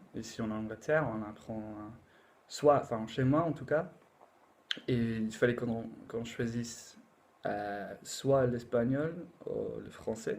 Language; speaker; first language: French; non-native, fluent; English